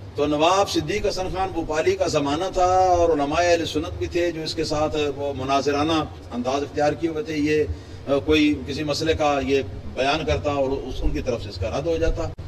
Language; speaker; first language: Urdu; non-native, local second language; Punjabi